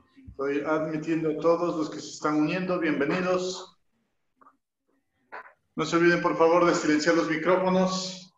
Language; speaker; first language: Spanish; native; Spanish